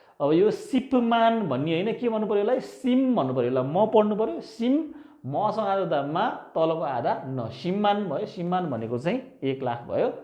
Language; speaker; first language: Nepali; native; Nepali